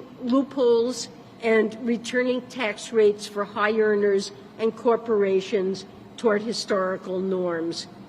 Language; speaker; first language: English; native; English